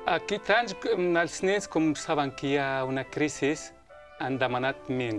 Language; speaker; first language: Catalan; non-native, local second language; Spanish